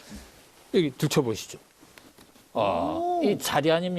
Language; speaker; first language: Korean; native; Korean